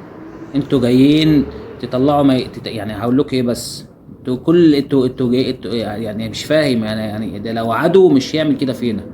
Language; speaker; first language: Arabic; native; Arabic